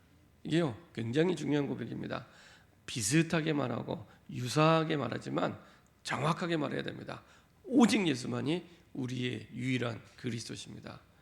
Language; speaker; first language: Korean; native; Korean